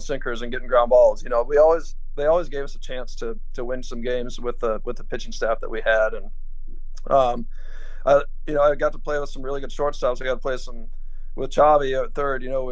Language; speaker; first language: English; native; English